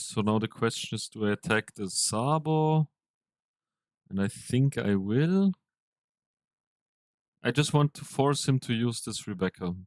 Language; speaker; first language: English; non-native, fluent; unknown